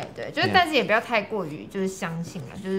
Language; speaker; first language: Chinese; native; Chinese